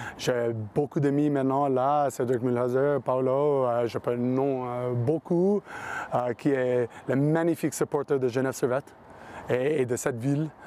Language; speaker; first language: French; non-native, learner; English